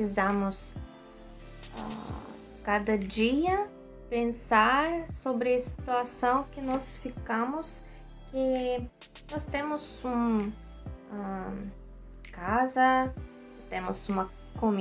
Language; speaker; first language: Portuguese; non-native, learner; Russian